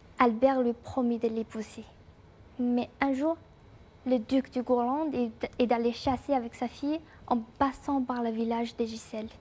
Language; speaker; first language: French; non-native, fluent; Chinese